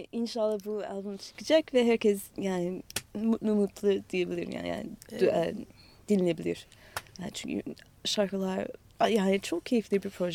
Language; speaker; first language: Turkish; non-native, fluent; English